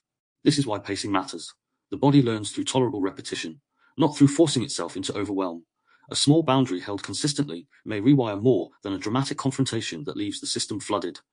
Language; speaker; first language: English; native; English